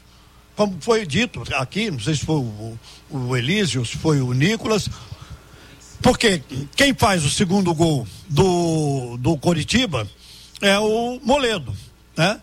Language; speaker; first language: Portuguese; native; Portuguese